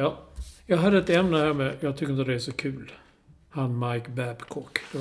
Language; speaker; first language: Swedish; native; Swedish